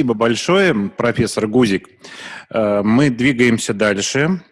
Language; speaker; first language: Russian; native; Russian